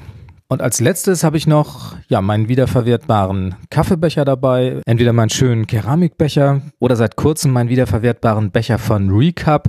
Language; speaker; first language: German; native; German